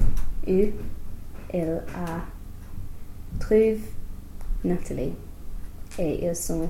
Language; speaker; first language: French; non-native, learner; English